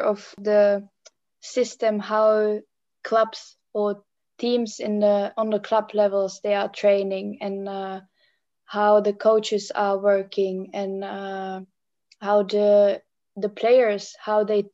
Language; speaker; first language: English; non-native, fluent; Czech